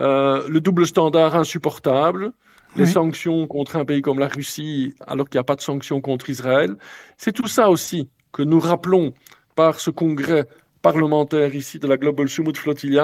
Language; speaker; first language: French; native; French